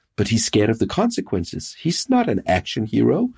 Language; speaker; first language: English; non-native, fluent; Danish